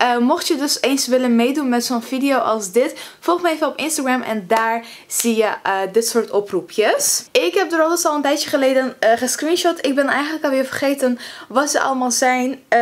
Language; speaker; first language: Dutch; early bilingual, other home language; Russian